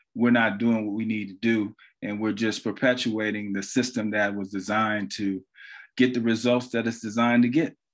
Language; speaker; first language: English; native; English